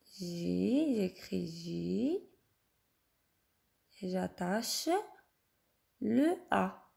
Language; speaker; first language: French; non-native, local second language; Arabic